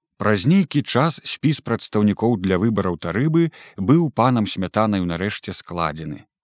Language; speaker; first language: Belarusian; native; Belarusian